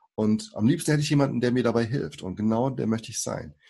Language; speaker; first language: German; early bilingual, other home language; Portuguese